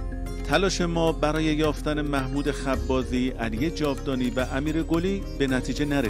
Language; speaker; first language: Persian; native; Persian